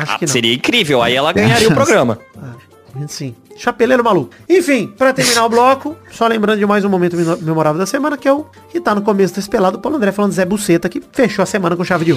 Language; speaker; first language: Portuguese; native; Portuguese